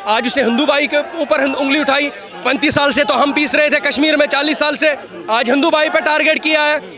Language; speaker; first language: Hindi; native; Hindi